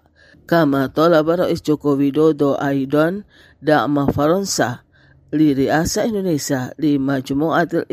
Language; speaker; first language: Arabic; non-native, fluent; Indonesian